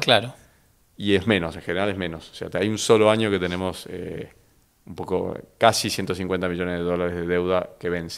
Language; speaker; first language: Spanish; native; Spanish